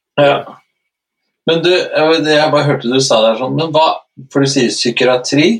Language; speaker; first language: Norwegian; native; Norwegian